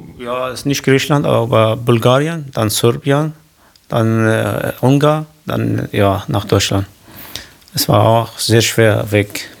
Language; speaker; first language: German; non-native, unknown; Kurdish